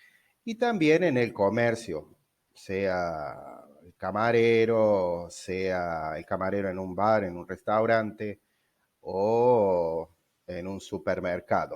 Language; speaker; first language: Spanish; non-native, fluent; Portuguese